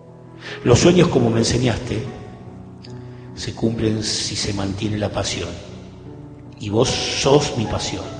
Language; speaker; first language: Spanish; native; Spanish